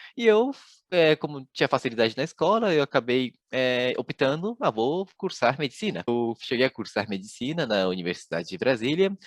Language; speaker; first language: Portuguese; early bilingual, other home language; Japanese